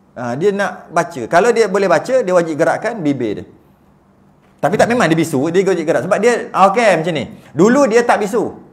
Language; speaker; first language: Malay; native; Malay